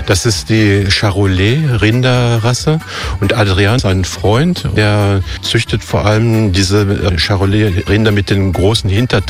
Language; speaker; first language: German; native; German